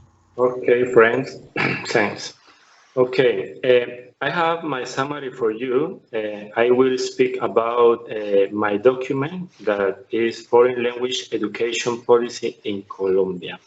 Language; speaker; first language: English; non-native, learner; Spanish